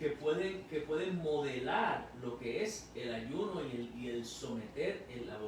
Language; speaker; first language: Spanish; native; Spanish